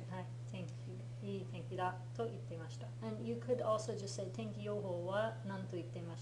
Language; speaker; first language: Japanese; non-native, fluent; English